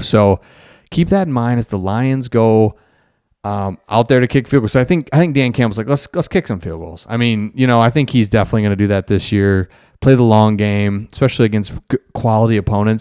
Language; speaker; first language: English; native; English